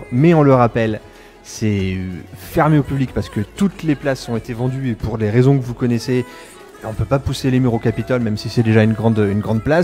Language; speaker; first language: French; native; French